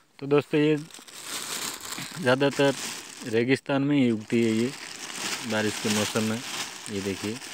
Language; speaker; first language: Hindi; native; Hindi